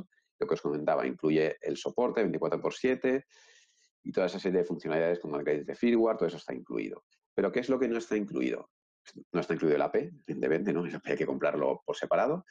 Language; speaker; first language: Spanish; native; Spanish